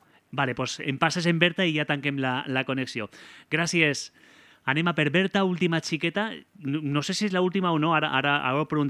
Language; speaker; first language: Catalan; native; Catalan